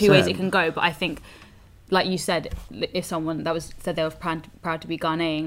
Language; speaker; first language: English; native; English